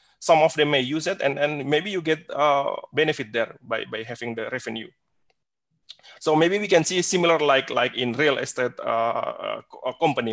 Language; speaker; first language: English; non-native, fluent; Indonesian